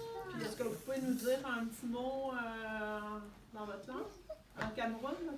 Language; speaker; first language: French; native; French